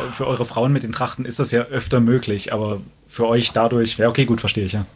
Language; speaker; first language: German; native; German